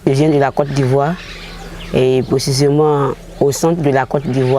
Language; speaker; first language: French; non-native, local second language; Baoulé